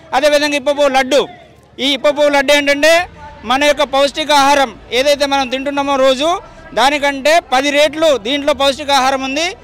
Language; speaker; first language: Telugu; non-native, local second language; Gondi